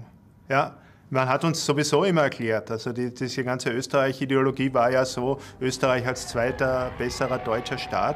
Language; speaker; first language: German; native; German